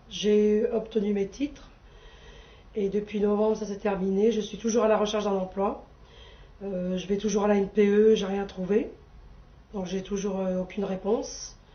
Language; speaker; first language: French; native; French